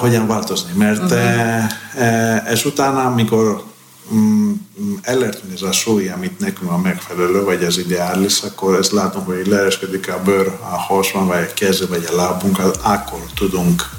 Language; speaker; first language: Hungarian; non-native, learner; Greek